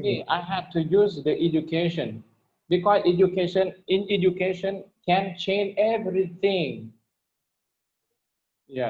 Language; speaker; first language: English; non-native, learner; Lao